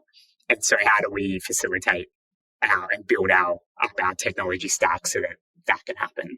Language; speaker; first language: English; native; English